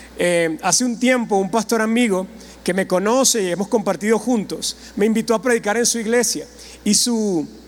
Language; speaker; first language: Spanish; native; Spanish